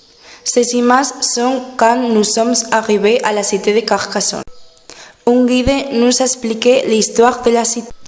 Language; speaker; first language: French; non-native, learner; Spanish